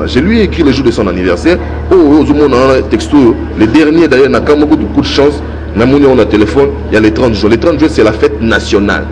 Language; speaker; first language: French; non-native, local second language; Lingala